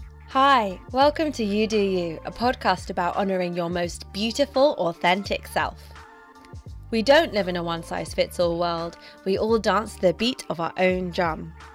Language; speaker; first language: English; native; English